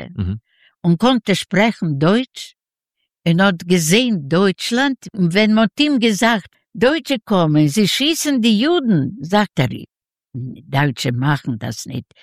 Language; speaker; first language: German; non-native, learner; Yiddish